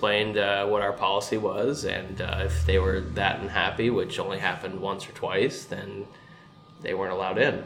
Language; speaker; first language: English; native; English